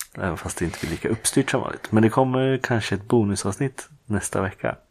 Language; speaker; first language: Swedish; native; Swedish